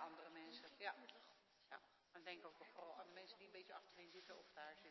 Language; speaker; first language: Dutch; native; Dutch